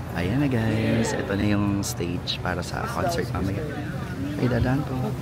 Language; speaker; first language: Filipino; native; Filipino